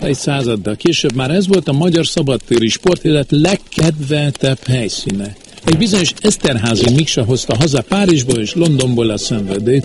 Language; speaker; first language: Hungarian; native; Hungarian